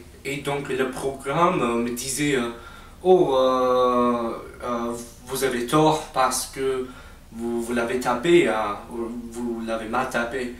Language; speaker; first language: French; non-native, fluent; English